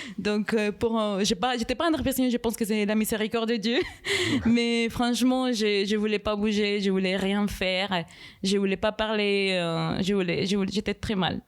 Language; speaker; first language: French; non-native, fluent; Spanish